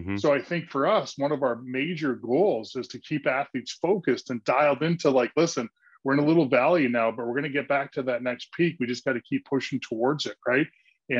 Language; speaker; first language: English; native; English